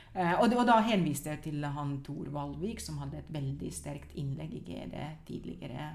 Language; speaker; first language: Norwegian; non-native, fluent; Finnish